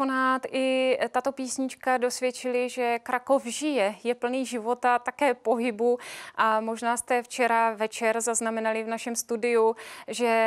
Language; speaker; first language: Czech; native; Czech